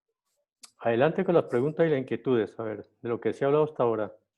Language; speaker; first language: Spanish; native; Spanish